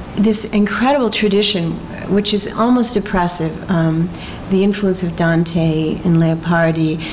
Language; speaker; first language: English; native; English